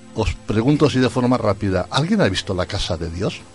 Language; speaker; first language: Spanish; native; Spanish